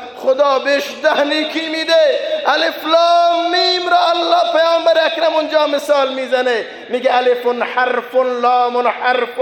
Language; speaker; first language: Persian; non-native, local second language; Baluchi